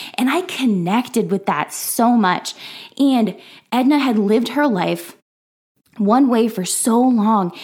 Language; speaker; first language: English; native; English